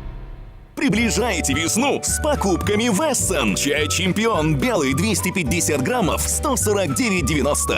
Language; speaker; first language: Russian; native; Russian